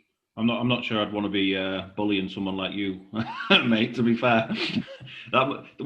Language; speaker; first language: English; native; English